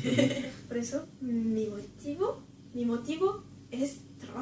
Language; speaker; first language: Spanish; non-native, learner; Japanese